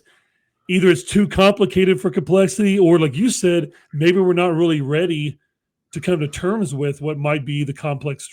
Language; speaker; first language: English; native; English